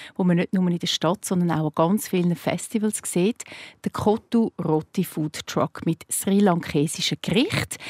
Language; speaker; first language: German; native; German